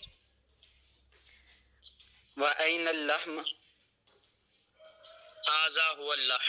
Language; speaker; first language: Arabic; non-native, learner; Urdu